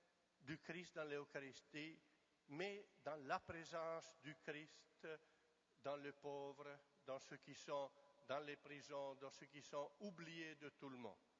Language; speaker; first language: French; non-native, fluent; Italian